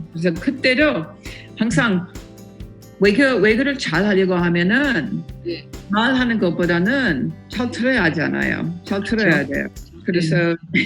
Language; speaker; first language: Korean; non-native, fluent; English